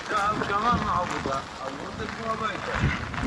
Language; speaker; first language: Hebrew; non-native, local second language; Arabic